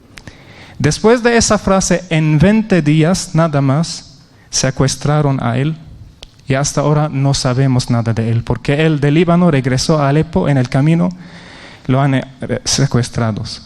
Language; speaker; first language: Spanish; non-native, fluent; Arabic